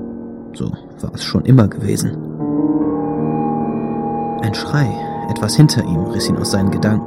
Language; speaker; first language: German; native; German